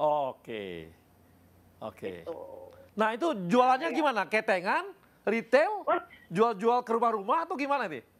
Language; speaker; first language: Indonesian; native; Indonesian